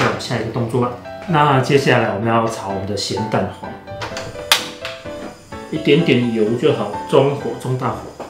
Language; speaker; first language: Chinese; native; Chinese